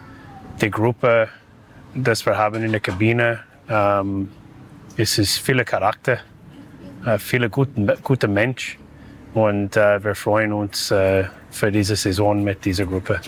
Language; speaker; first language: German; non-native, learner; English